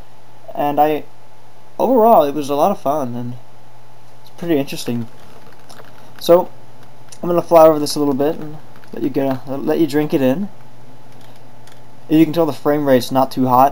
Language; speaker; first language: English; native; English